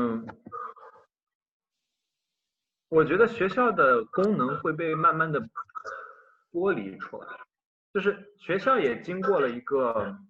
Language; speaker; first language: Chinese; native; Chinese